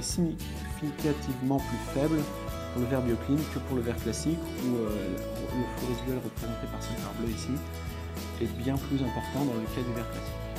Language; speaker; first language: French; native; French